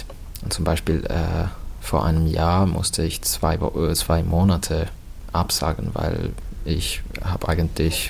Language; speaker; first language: German; non-native, fluent; Finnish